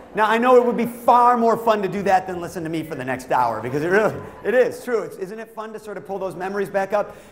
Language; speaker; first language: English; native; English